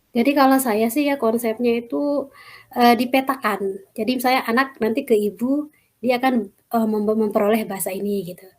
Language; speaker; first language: Indonesian; native; Indonesian